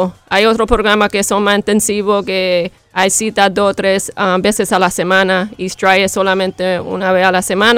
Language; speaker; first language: Spanish; early bilingual, heritage; Spanish